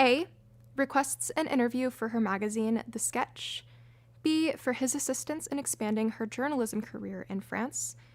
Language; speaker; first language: English; native; English